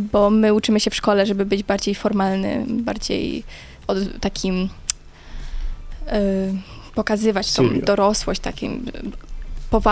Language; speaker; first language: Polish; native; Polish